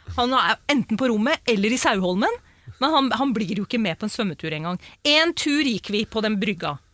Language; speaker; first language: Norwegian; early bilingual, other home language; Urdu